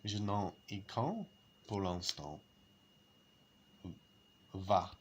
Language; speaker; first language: French; non-native, learner; English